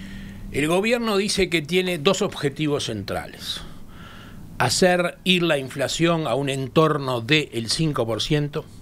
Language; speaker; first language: Spanish; native; Spanish